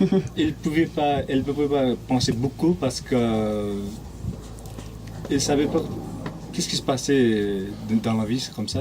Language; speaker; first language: French; non-native, fluent; Nepali